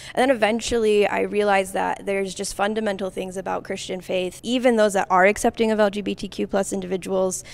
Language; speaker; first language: English; native; English